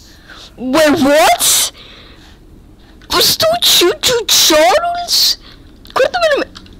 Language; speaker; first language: Icelandic; early bilingual, heritage; Icelandic